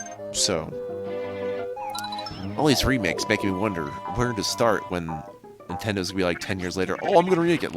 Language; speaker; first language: English; native; English